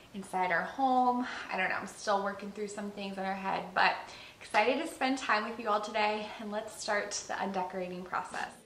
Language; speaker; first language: English; native; English